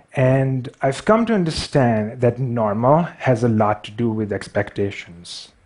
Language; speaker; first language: English; non-native, local second language; Urdu